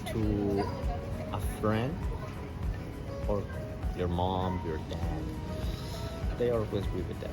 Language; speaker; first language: English; non-native, learner; Spanish